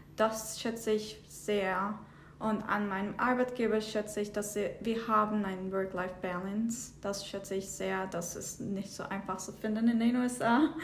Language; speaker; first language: German; non-native, fluent; Turkish